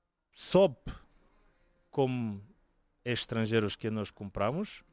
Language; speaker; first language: Portuguese; non-native, fluent; Bulgarian